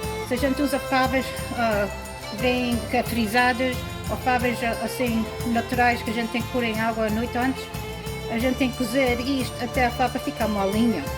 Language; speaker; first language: Portuguese; early bilingual, heritage; Portuguese